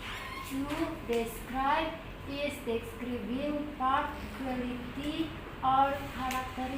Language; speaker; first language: English; non-native, learner; Indonesian